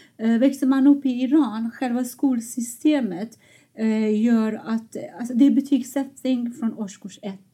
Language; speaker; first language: Swedish; non-native, fluent; Persian